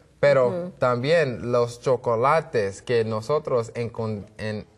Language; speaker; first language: Spanish; non-native, learner; English